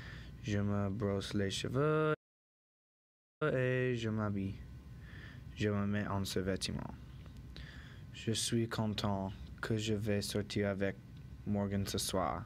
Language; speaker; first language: French; non-native, learner; English